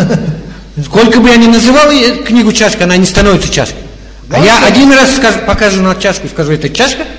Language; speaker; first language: Russian; native; Russian